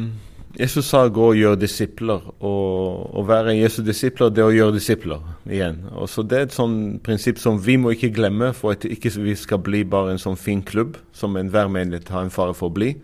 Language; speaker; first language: Norwegian; non-native, fluent; Arabic